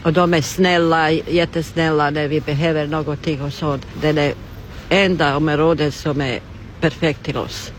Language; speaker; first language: Swedish; non-native, learner; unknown